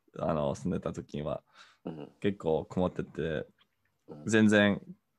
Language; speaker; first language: Japanese; non-native, fluent; English